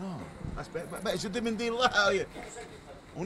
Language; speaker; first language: Italian; native; Italian